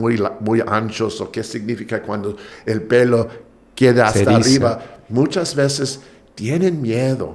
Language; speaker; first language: Spanish; non-native, fluent; English